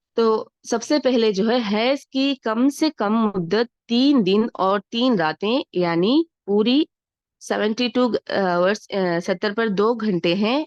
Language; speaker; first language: Urdu; native; Urdu